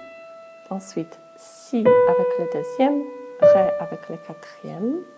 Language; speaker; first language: French; non-native, fluent; Polish